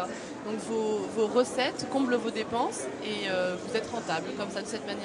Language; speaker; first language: French; native; French